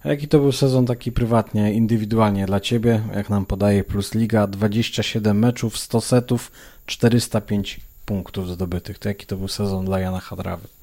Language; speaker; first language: Polish; native; Polish